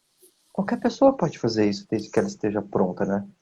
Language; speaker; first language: Portuguese; native; Portuguese